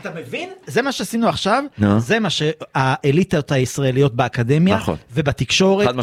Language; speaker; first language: Hebrew; native; Hebrew